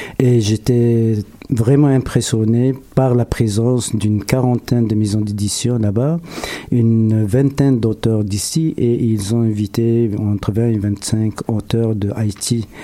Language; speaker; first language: French; non-native, local second language; Arabic